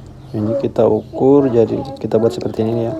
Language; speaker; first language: Indonesian; native; Indonesian